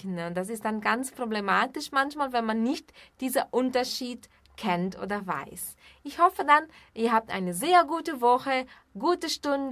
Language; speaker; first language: German; non-native, fluent; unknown